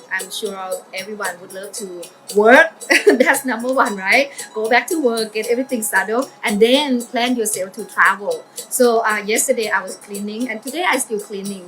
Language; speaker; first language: English; non-native, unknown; Thai